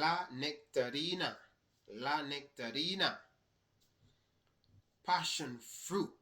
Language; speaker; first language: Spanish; non-native, learner; English